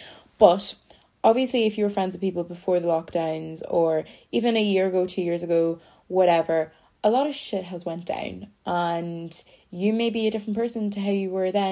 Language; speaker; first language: English; native; English